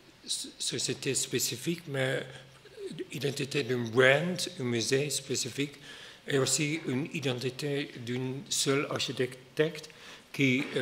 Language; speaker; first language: French; non-native, fluent; Dutch